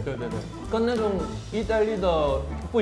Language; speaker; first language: Chinese; non-native, fluent; Korean